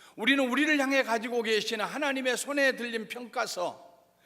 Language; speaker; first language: Korean; native; Korean